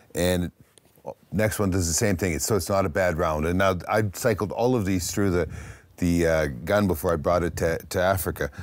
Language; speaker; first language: English; native; English